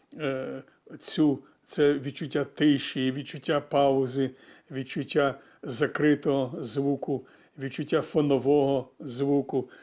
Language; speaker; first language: Ukrainian; native; Ukrainian